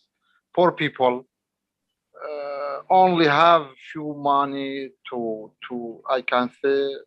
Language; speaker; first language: English; non-native, learner; Arabic